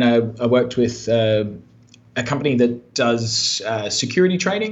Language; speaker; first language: English; native; English